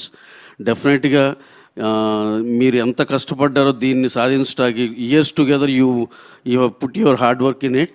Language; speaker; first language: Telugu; native; Telugu